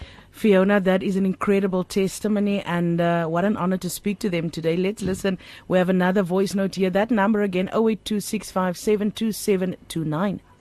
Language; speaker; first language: English; non-native, local second language; Afrikaans